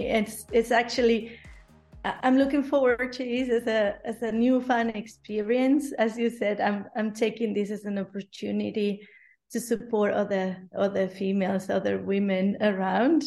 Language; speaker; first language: English; non-native, fluent; Spanish